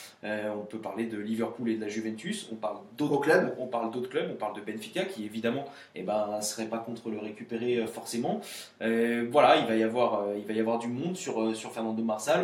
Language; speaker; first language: French; native; French